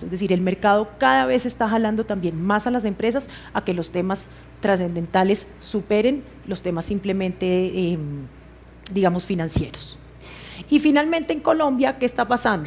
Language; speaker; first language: Spanish; native; Spanish